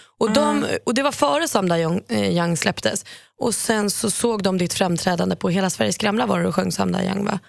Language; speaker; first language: Swedish; native; Swedish